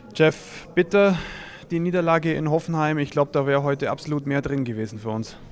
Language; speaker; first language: German; native; German